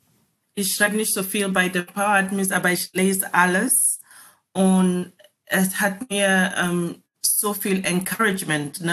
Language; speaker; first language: German; non-native, learner; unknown